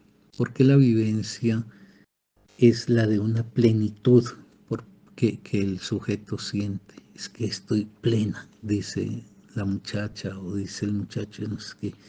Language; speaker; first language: Spanish; native; Spanish